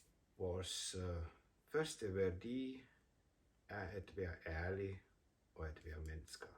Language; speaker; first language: Danish; non-native, fluent; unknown